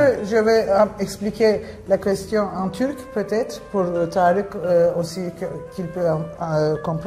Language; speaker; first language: French; non-native, fluent; Turkish